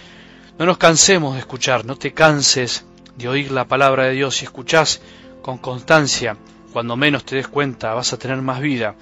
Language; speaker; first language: Spanish; native; Spanish